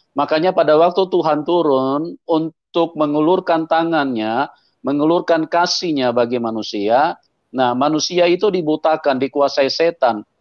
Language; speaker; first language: Indonesian; native; Indonesian